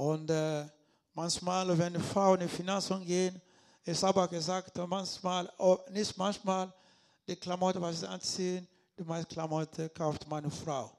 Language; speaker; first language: German; non-native, learner; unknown